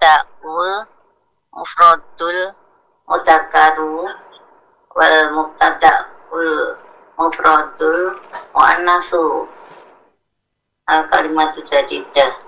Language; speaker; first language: Arabic; non-native, learner; Indonesian